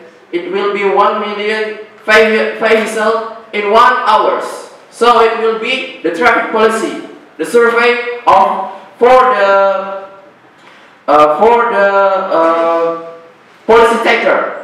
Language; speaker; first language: English; non-native, learner; Indonesian